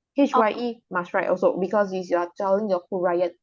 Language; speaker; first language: English; non-native, local second language; Chinese